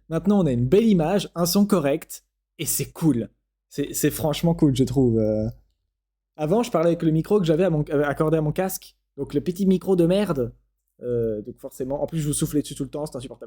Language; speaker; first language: French; native; French